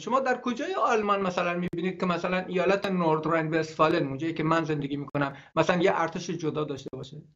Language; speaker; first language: Persian; non-native, local second language; Gurani